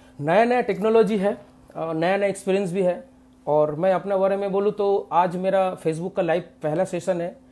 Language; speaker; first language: Hindi; non-native, local second language; Bangla